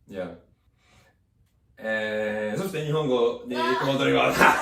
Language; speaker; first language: Japanese; non-native, fluent; English